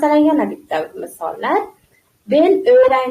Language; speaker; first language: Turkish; non-native, fluent; Uzbek